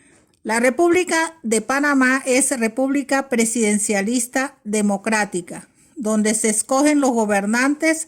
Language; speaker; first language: Spanish; native; Spanish